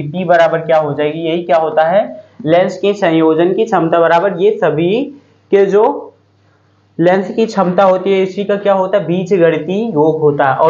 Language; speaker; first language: Hindi; native; Hindi